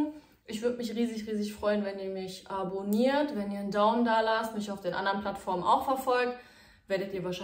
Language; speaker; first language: German; native; German